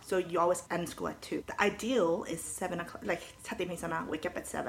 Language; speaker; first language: English; early bilingual, other home language; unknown